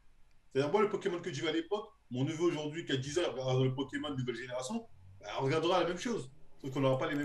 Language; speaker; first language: French; native; French